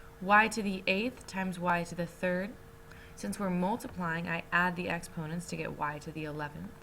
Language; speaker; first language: English; native; English